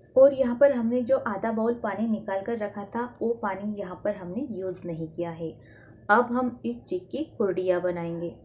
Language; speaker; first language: Hindi; non-native, local second language; Marathi